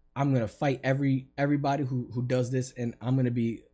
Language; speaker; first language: English; native; English